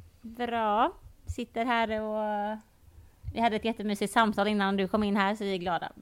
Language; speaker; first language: Swedish; early bilingual, other home language; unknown